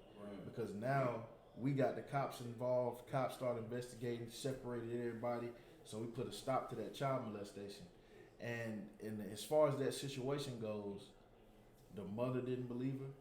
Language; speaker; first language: English; native; English